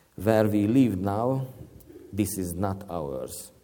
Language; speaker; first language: English; non-native, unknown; Hungarian